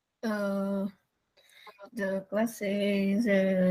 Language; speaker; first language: French; non-native, learner; Vietnamese